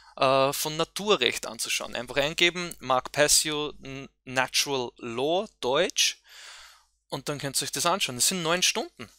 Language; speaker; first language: German; native; German